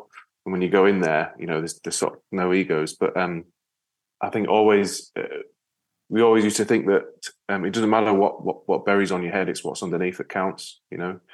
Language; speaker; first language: English; native; English